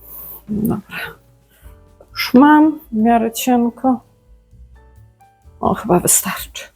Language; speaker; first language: Polish; native; Polish